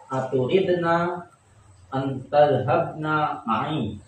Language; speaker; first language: Arabic; non-native, learner; Indonesian